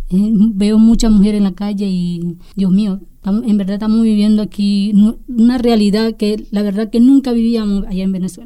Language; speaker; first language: Spanish; non-native, local second language; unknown